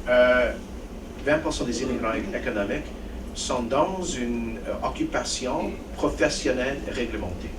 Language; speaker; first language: French; non-native, local second language; English